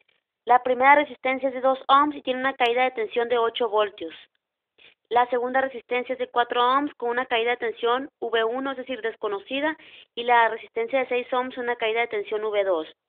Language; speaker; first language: Spanish; native; Spanish